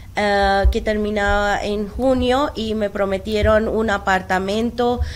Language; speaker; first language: Spanish; non-native, fluent; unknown